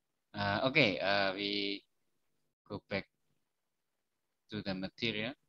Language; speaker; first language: English; non-native, fluent; Indonesian